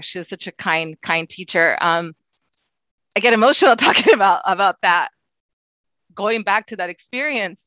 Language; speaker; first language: English; non-native, fluent; Spanish